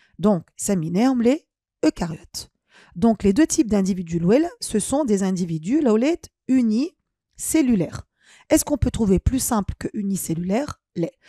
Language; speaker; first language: French; non-native, local second language; Arabic